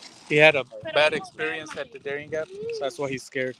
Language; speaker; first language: English; early bilingual, other home language; Spanish